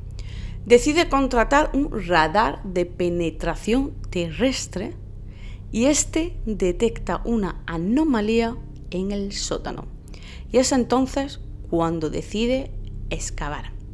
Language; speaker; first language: Spanish; native; Spanish